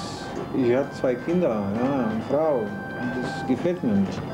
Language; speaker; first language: German; non-native, learner; Ukrainian